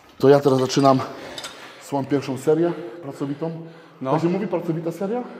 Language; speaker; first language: Polish; early bilingual, heritage; Polish